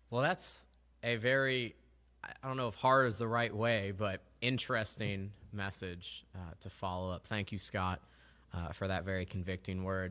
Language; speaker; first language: English; native; English